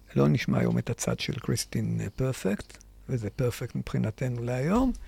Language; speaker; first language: Hebrew; native; Hebrew